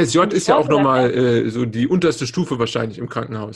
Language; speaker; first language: German; native; German